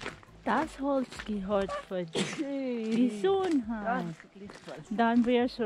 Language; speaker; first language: German; non-native, learner; Filipino